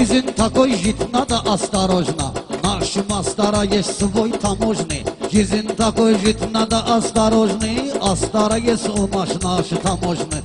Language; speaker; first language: Russian; non-native, learner; Talysh